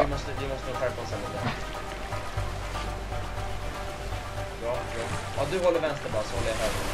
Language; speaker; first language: Swedish; native; Swedish